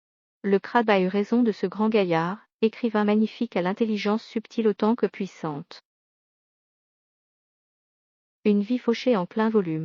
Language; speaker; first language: French; native; French